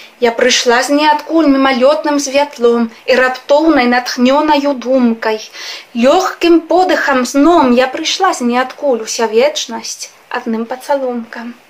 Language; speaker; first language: Belarusian; non-native, fluent; Spanish